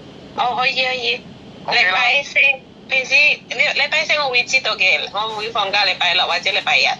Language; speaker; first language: Cantonese; non-native, learner; Indonesian